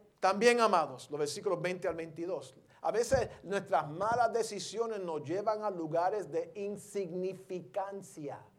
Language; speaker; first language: Spanish; early bilingual, heritage; Spanish